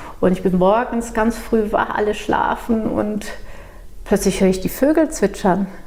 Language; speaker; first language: German; non-native, fluent; Portuguese